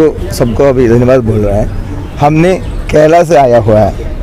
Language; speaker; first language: Hindi; non-native, local second language; Malayalam